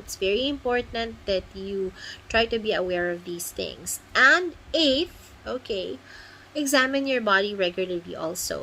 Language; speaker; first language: English; non-native, local second language; Filipino